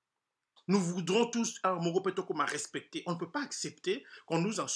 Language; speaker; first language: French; non-native, local second language; Lingala